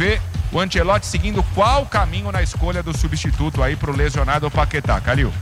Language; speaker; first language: Portuguese; native; Portuguese